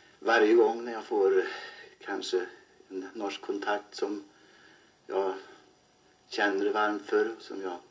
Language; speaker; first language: Swedish; native; Swedish